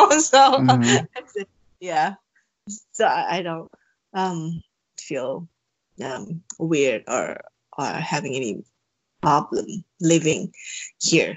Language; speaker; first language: English; non-native, fluent; Thai